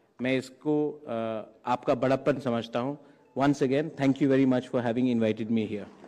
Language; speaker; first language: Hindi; non-native, local second language; Kok Borok